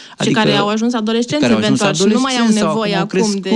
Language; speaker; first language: Romanian; native; Romanian